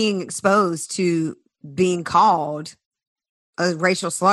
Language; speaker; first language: English; native; English